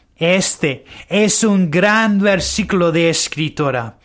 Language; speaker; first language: Spanish; non-native, learner; English